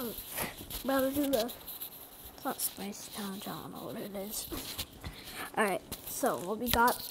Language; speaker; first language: English; native; English